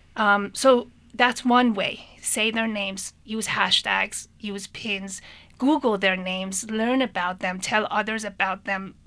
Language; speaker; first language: English; non-native, fluent; Persian